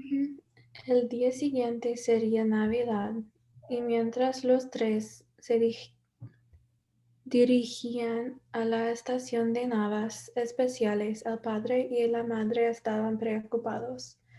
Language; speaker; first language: Spanish; non-native, learner; English